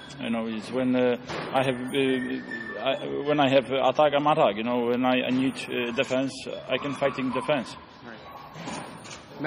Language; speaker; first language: English; non-native, learner; Polish